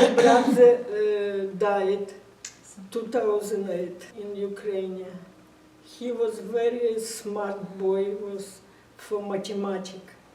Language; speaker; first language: English; non-native, learner; Russian